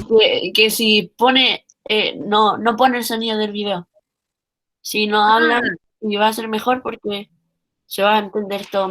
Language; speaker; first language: Spanish; native; Spanish